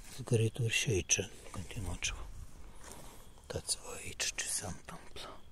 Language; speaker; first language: Romanian; non-native, fluent; Bulgarian